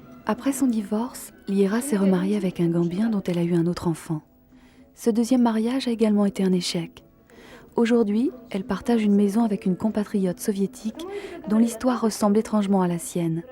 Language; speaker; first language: French; native; French